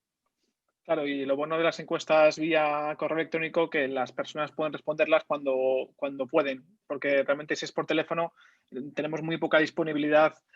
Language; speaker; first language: Spanish; native; Spanish